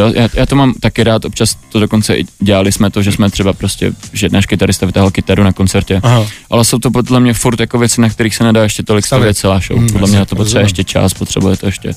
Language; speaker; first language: Czech; native; Czech